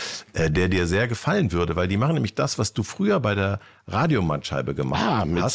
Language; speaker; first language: German; native; German